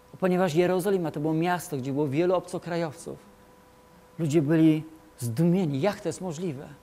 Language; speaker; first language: Polish; early bilingual, heritage; Polish